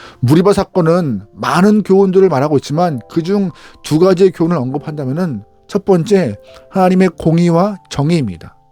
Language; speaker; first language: Korean; native; Korean